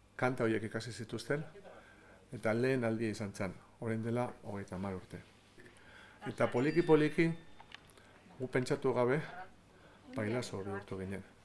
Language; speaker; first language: Basque; non-native, local second language; Spanish